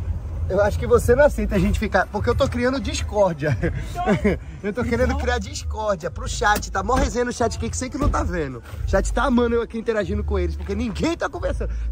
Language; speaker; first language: Portuguese; native; Portuguese